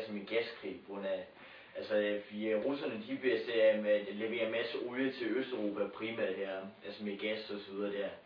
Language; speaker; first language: Danish; native; Danish